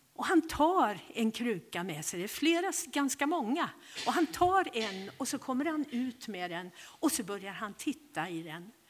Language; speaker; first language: Swedish; native; Swedish